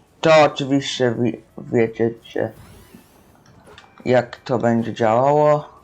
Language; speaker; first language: Polish; early bilingual, heritage; Polish